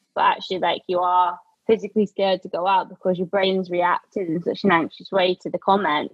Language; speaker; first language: English; native; English